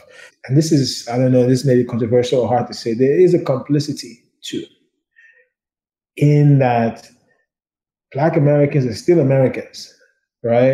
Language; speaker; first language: English; non-native, local second language; Yoruba